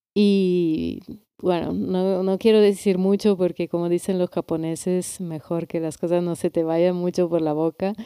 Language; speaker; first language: Spanish; non-native, fluent; Italian